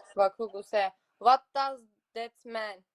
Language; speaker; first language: English; non-native, learner; Turkish